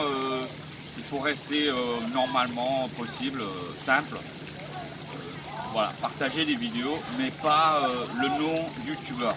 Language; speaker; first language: French; early bilingual, other home language; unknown